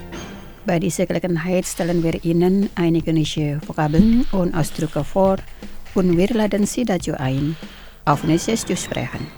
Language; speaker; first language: German; non-native, fluent; Indonesian